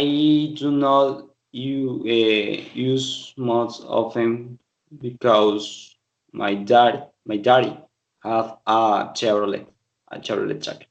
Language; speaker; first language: English; non-native, learner; Spanish